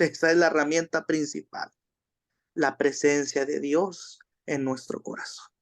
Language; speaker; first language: Spanish; native; Spanish